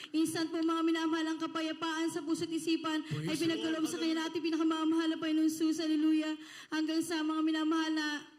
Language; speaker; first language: Filipino; native; Filipino